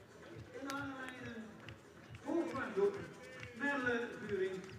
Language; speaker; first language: Dutch; native; Dutch